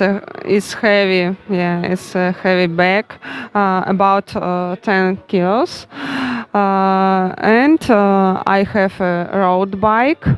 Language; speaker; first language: English; non-native, learner; Russian